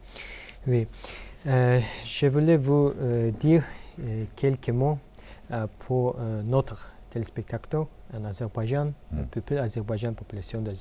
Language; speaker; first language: French; non-native, fluent; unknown